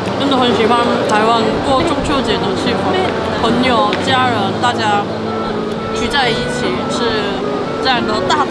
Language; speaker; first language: Chinese; non-native, fluent; Korean